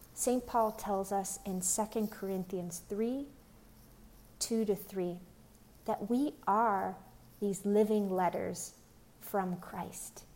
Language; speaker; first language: English; native; English